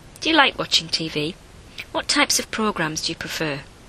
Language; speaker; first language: English; native; English